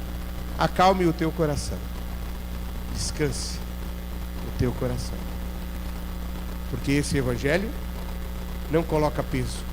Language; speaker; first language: Portuguese; native; Portuguese